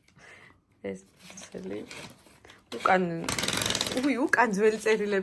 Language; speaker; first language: Georgian; native; Georgian